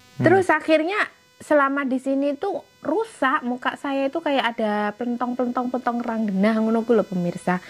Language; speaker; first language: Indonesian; native; Indonesian